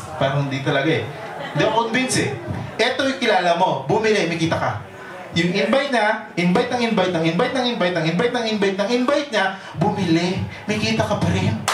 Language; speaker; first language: Filipino; native; Filipino